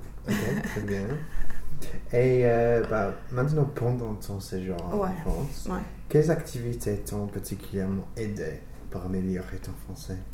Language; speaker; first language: French; non-native, fluent; English